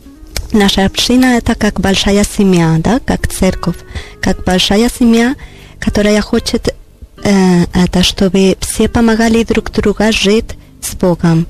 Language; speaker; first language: Russian; non-native, learner; Spanish